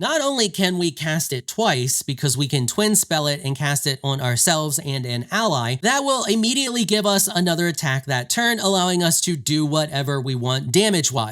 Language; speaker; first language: English; native; English